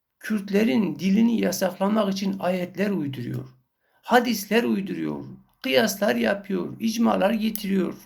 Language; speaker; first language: Turkish; non-native, local second language; Kurdish